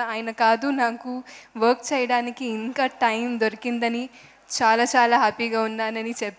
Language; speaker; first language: Telugu; non-native, fluent; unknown